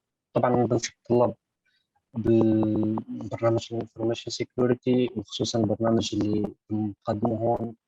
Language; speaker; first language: Arabic; native; Arabic